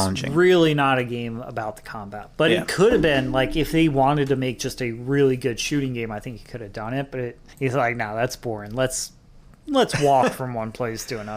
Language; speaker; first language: English; native; English